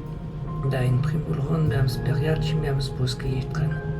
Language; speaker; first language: Romanian; non-native, learner; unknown